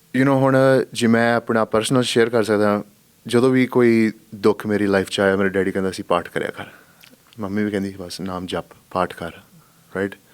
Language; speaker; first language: Punjabi; early bilingual, heritage; Punjabi